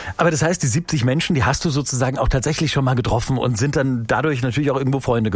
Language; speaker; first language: German; native; German